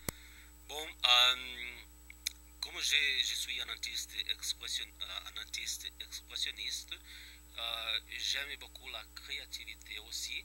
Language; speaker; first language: French; non-native, fluent; Portuguese